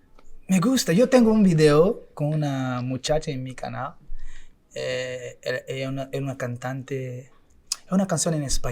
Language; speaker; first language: Spanish; non-native, learner; Portuguese